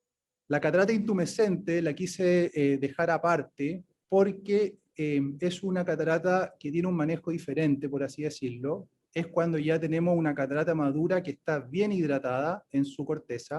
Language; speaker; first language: Spanish; native; Spanish